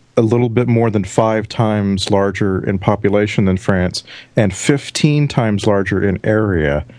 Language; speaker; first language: English; native; English